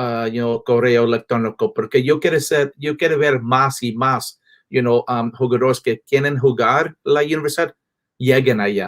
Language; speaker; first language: Spanish; non-native, learner; English